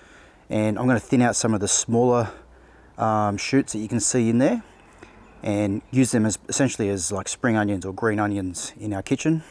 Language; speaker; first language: English; native; English